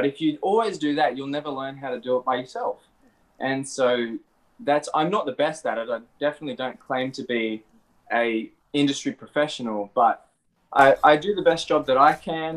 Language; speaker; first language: English; native; English